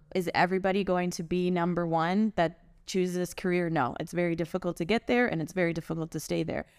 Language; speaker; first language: English; early bilingual, other home language; German